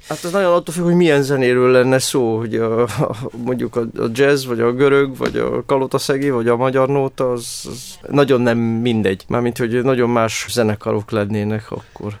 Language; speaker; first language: Hungarian; non-native, fluent; Romany